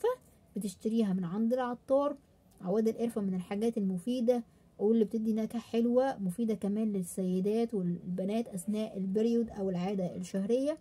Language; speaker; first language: Arabic; native; Arabic